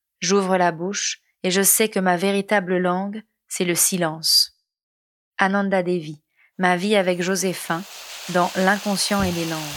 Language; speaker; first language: French; non-native, local second language; Morisyen